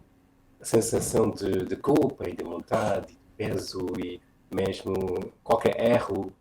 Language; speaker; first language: Portuguese; non-native, fluent; English